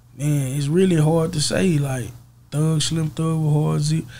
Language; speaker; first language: English; native; English